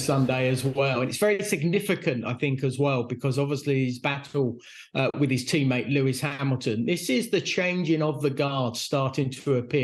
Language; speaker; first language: English; native; English